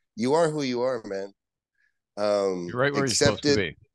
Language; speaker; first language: English; native; English